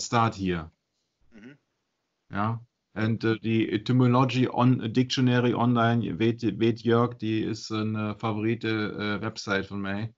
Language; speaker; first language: Dutch; non-native, fluent; German